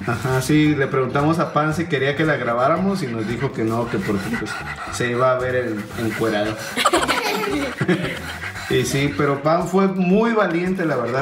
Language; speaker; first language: Spanish; native; Spanish